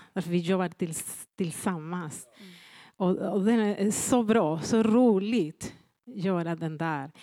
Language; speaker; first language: Swedish; non-native, fluent; Spanish